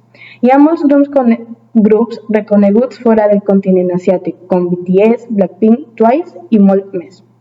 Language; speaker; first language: Catalan; early bilingual, other home language; Spanish